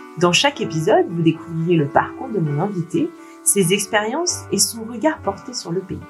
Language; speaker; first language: French; native; French